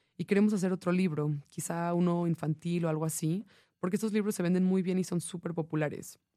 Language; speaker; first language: Spanish; non-native, fluent; English